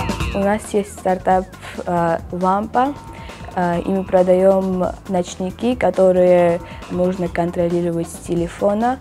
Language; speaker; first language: Russian; non-native, local second language; Georgian